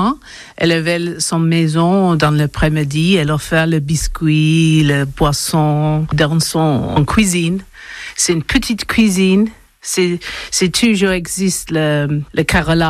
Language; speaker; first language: French; non-native, learner; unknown